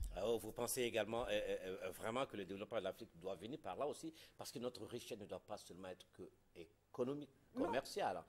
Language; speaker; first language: French; non-native, local second language; Bambara